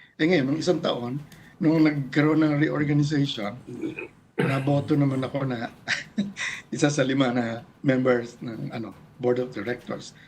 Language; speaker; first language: Filipino; native; Filipino